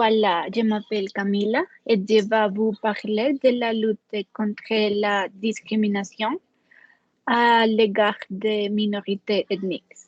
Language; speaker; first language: French; non-native, learner; Spanish